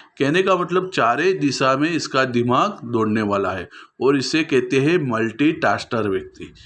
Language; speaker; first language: Hindi; non-native, local second language; Gujarati